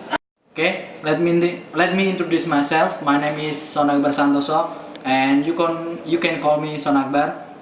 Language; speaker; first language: English; non-native, learner; Indonesian